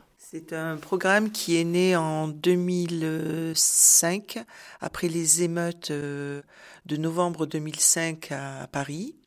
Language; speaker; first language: French; native; French